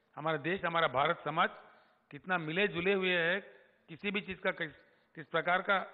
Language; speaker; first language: Hindi; non-native, local second language; Telugu